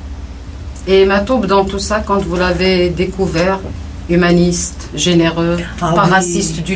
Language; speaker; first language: French; non-native, local second language; Kabyle